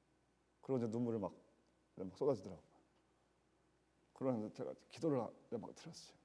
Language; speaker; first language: Korean; native; Korean